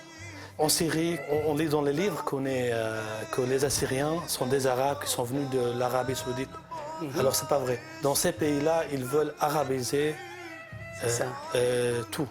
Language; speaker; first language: French; non-native, fluent; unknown